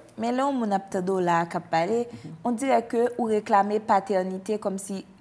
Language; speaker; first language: French; non-native, local second language; Haitian Creole